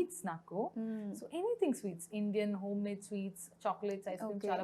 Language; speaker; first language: Telugu; non-native, local second language; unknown